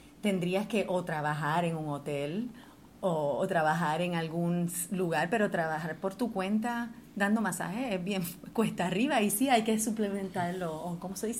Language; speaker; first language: Spanish; early bilingual, heritage; Spanish